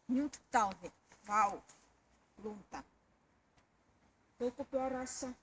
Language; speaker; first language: Finnish; non-native, learner; Russian